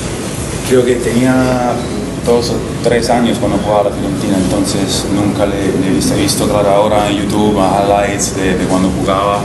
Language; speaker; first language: Spanish; non-native, fluent; Italian